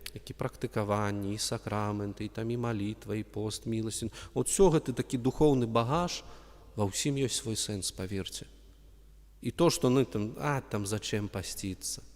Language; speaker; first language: Belarusian; non-native, local second language; Russian